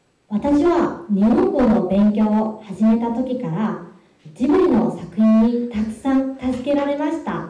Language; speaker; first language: Japanese; non-native, fluent; Korean